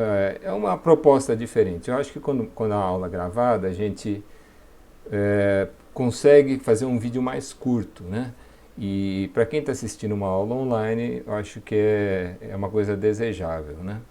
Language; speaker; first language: Portuguese; native; Portuguese